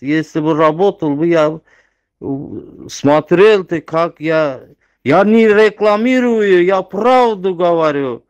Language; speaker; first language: Russian; non-native, learner; Turkmen